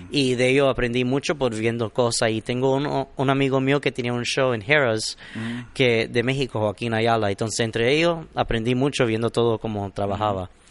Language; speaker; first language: Spanish; early bilingual, heritage; Spanish